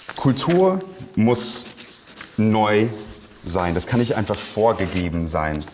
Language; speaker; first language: German; non-native, fluent; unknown